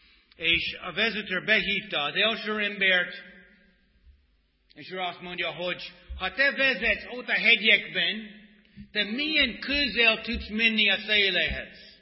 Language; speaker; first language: Hungarian; non-native, fluent; English